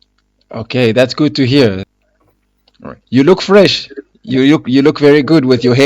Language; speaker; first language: English; non-native, fluent; Lingala